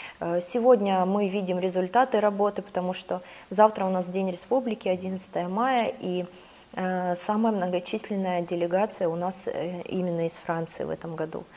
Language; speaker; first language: Russian; native; Russian